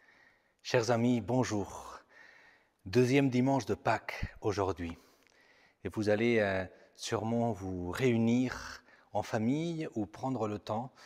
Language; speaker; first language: French; non-native, fluent; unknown